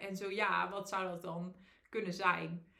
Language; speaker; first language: Dutch; native; Dutch